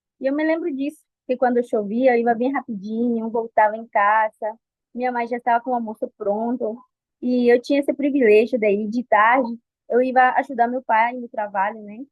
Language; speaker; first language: Portuguese; non-native, fluent; Spanish